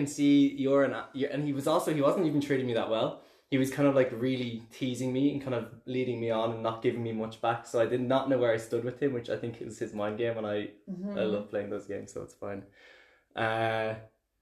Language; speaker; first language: English; native; English